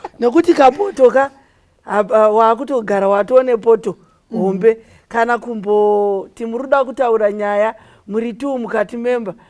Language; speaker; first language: Shona; native; Shona